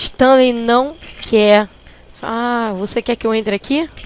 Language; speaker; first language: Portuguese; native; Portuguese